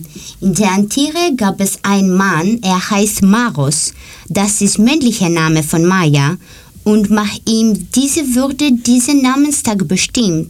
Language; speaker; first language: German; non-native, learner; Greek